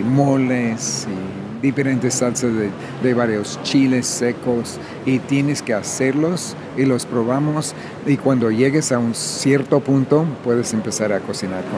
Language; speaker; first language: Spanish; non-native, fluent; English